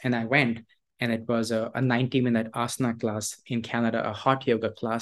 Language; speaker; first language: English; non-native, local second language; Hindi